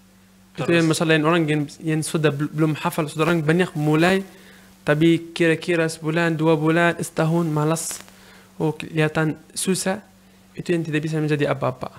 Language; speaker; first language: Indonesian; non-native, learner; Arabic